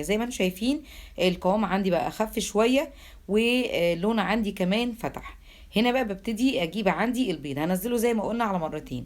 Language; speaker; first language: Arabic; native; Arabic